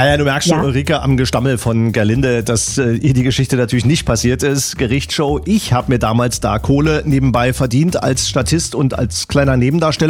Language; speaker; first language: German; native; German